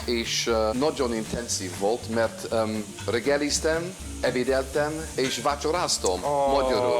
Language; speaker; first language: Hungarian; non-native, fluent; English